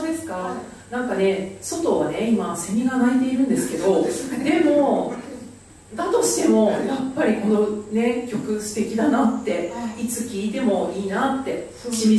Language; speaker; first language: Japanese; native; Japanese